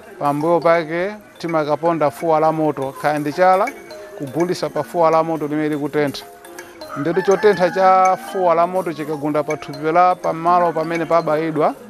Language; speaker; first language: Nyanja; native; Nyanja